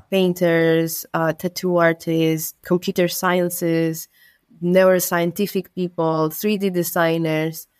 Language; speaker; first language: English; non-native, fluent; Spanish